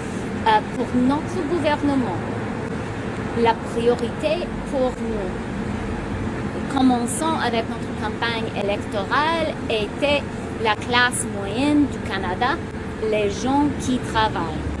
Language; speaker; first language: French; non-native, local second language; English